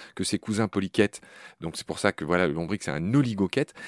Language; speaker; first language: French; native; French